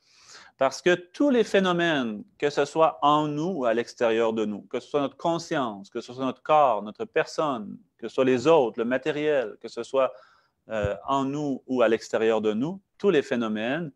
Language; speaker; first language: French; native; French